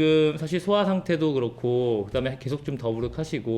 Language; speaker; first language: Korean; native; Korean